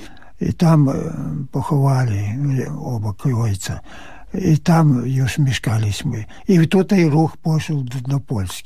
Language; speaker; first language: Polish; early bilingual, heritage; Polish